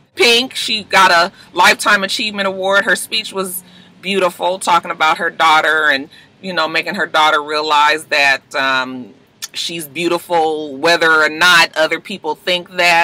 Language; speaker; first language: English; native; English